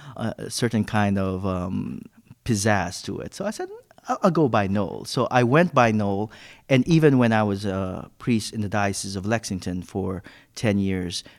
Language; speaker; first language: English; non-native, local second language; Filipino